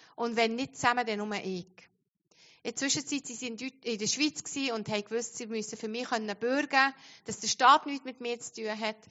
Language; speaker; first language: German; non-native, fluent; Arabic